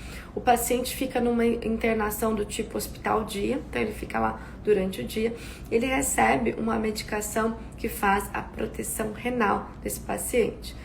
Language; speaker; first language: Portuguese; native; Portuguese